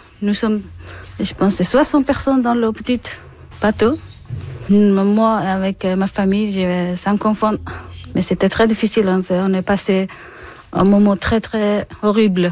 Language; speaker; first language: French; non-native, learner; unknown